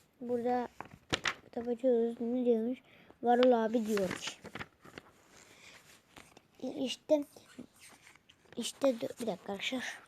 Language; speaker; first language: Turkish; native; Turkish